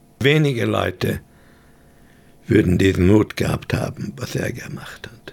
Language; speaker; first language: German; early bilingual, heritage; German